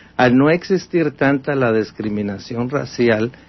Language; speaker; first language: Spanish; native; Spanish